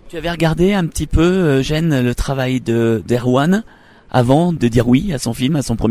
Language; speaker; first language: French; native; French